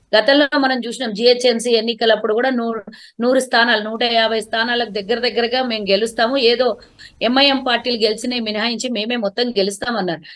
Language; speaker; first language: Telugu; native; Telugu